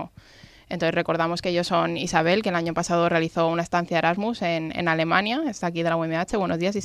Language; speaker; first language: Spanish; native; Spanish